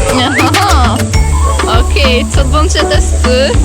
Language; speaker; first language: Korean; non-native, learner; Russian